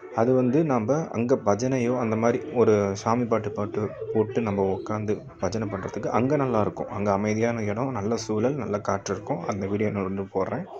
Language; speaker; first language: Tamil; native; Tamil